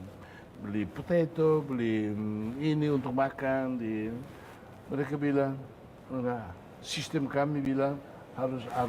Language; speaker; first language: Indonesian; non-native, fluent; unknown